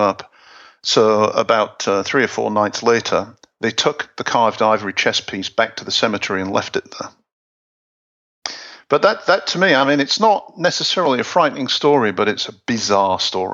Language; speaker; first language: English; native; English